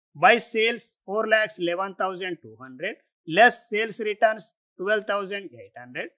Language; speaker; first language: English; non-native, local second language; Telugu